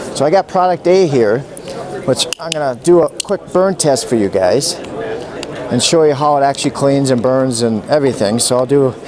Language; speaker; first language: English; native; English